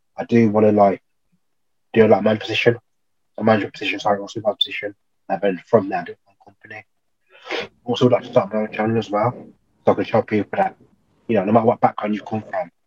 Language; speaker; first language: English; native; English